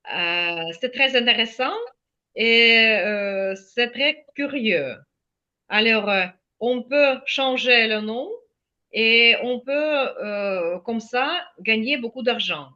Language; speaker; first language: French; non-native, fluent; Ukrainian